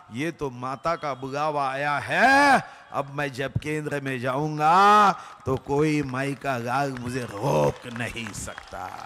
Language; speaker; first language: Hindi; non-native, local second language; Marathi